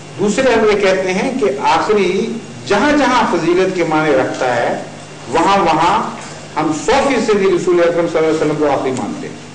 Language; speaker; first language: Urdu; native; Urdu